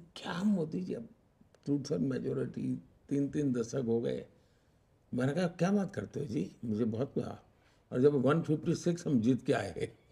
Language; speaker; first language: Hindi; non-native, local second language; Gujarati